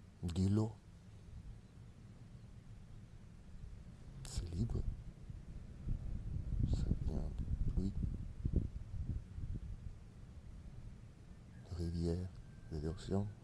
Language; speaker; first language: French; non-native, learner; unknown